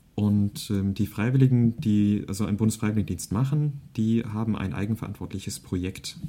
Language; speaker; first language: German; early bilingual, other home language; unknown